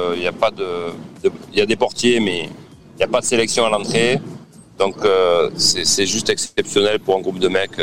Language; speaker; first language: French; native; French